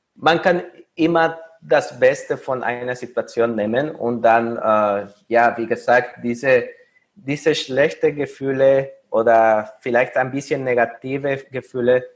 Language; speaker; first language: German; non-native, fluent; Spanish